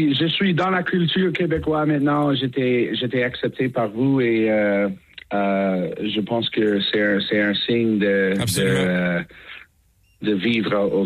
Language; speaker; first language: French; non-native, learner; English